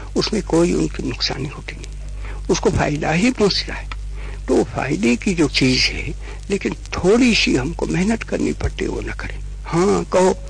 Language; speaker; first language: Hindi; non-native, local second language; Gujarati